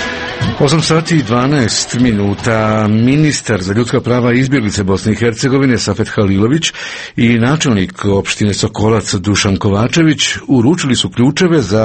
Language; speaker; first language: Croatian; native; Croatian